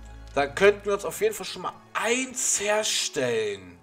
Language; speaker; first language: German; native; German